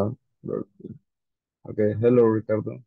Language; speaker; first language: English; non-native, learner; Spanish